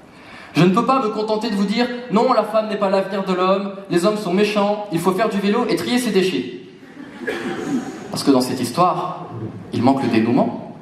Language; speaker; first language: French; native; French